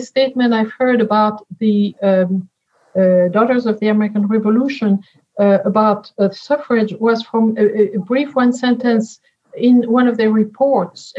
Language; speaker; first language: English; non-native, fluent; French